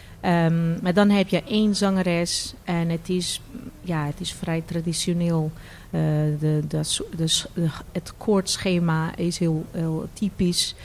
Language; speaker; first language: Dutch; non-native, fluent; Portuguese